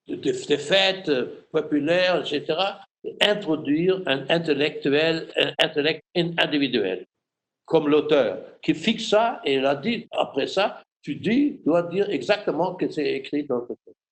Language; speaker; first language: French; non-native, fluent; German